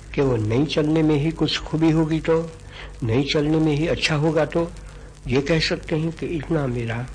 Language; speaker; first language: Hindi; non-native, local second language; Gujarati